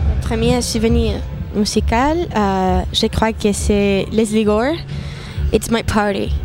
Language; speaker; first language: French; non-native, learner; Spanish